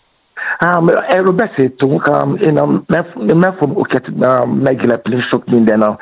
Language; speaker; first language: Hungarian; non-native, learner; Yoruba